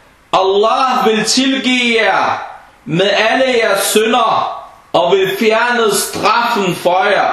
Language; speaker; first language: Danish; non-native, fluent; Arabic